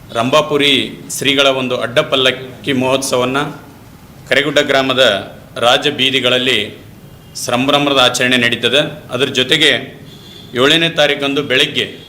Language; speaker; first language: Kannada; native; Kannada